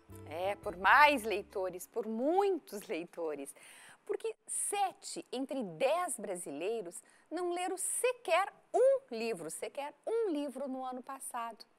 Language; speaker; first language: Portuguese; native; Portuguese